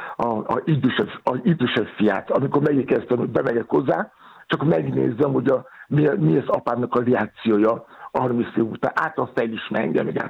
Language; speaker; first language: Hungarian; non-native, fluent; Yoruba